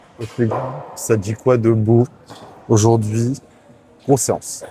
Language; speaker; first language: French; native; French